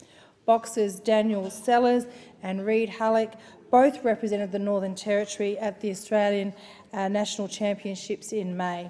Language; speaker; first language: English; native; English